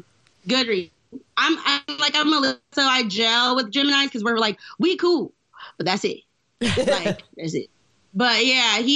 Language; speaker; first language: English; native; English